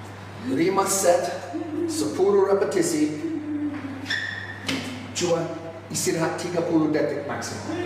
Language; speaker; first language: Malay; non-native, fluent; English